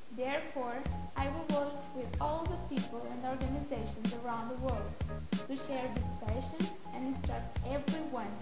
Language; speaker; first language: English; non-native, fluent; Portuguese